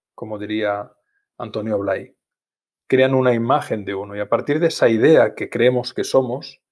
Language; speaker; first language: Spanish; native; Spanish